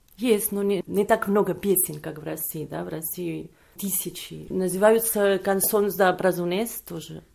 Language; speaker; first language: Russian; non-native, fluent; Catalan